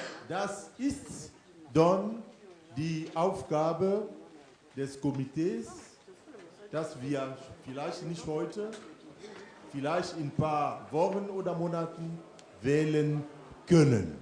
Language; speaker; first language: German; non-native, fluent; French